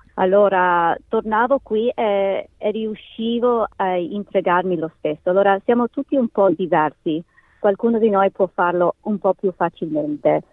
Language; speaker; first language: Italian; early bilingual, heritage; Italian